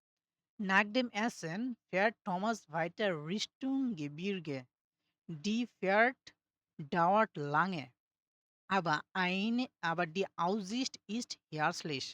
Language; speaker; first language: German; non-native, learner; Bangla